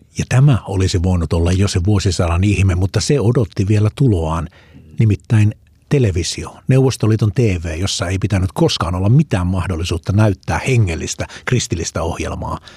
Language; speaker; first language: Finnish; native; Finnish